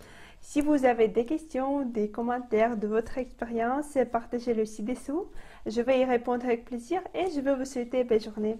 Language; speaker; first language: French; non-native, fluent; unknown